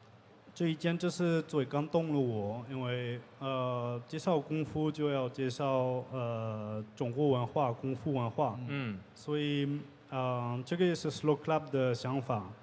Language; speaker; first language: Chinese; non-native, learner; French